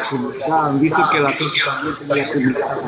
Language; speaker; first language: Spanish; non-native, learner; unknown